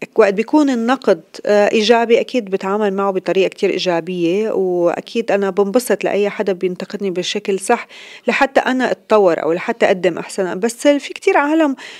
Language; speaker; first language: Arabic; native; Arabic